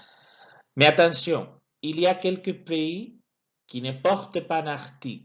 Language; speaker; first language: French; non-native, fluent; Spanish